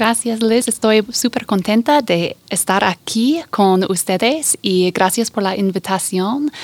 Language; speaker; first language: Spanish; non-native, fluent; English